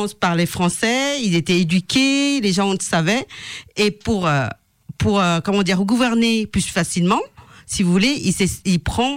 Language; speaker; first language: French; non-native, fluent; Lao